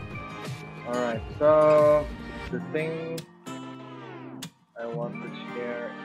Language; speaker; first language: English; non-native, fluent; Indonesian